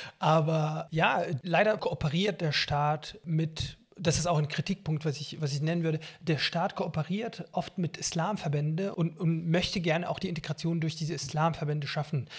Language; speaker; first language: German; non-native, fluent; Arabic